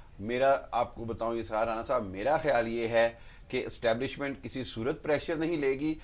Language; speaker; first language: Urdu; non-native, local second language; Punjabi